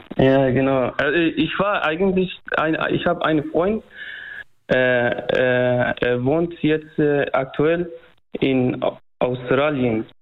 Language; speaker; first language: German; non-native, fluent; Persian